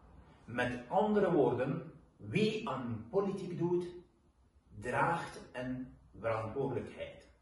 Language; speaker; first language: Dutch; non-native, fluent; Kurdish